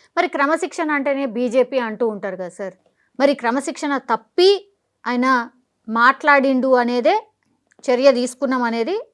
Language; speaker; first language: Telugu; native; Telugu